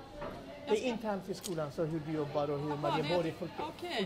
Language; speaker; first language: Swedish; early bilingual, other home language; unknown